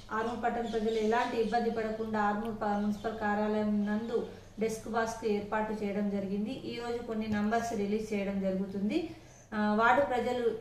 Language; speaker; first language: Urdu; native; Urdu